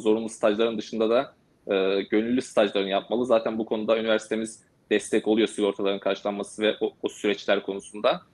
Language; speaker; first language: Turkish; native; Turkish